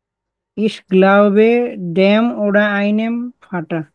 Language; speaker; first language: German; non-native, learner; Bangla